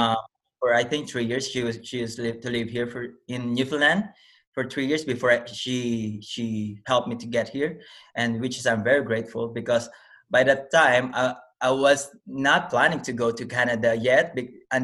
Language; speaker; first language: English; non-native, local second language; Filipino